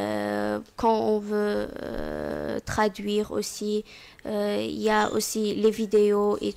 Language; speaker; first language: French; non-native, fluent; Arabic